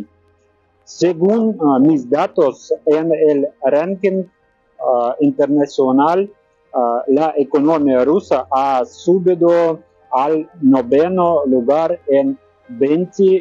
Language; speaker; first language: Spanish; non-native, learner; Russian